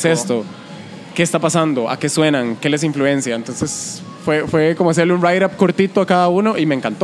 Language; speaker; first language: Spanish; native; Spanish